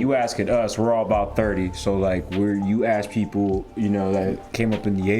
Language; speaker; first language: English; native; English